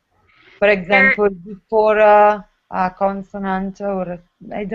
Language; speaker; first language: English; non-native, learner; Italian